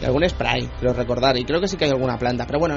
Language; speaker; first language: Spanish; native; Spanish